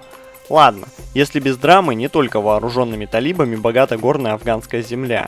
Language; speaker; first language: Russian; native; Russian